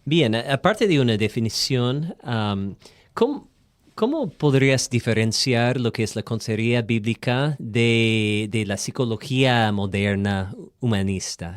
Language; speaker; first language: Spanish; non-native, fluent; English